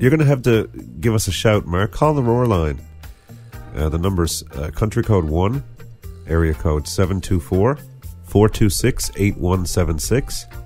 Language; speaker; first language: English; native; English